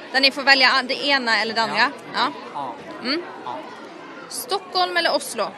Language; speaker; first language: Swedish; native; Swedish